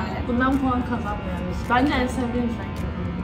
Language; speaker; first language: Turkish; early bilingual, heritage; Turkish